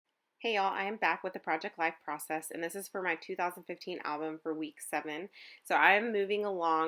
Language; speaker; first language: English; native; English